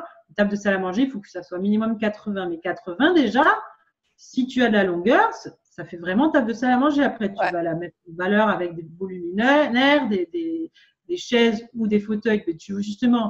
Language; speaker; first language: French; native; French